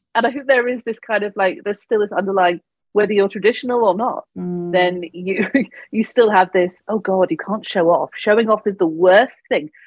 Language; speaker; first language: English; native; English